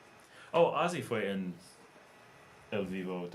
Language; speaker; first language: Spanish; non-native, learner; English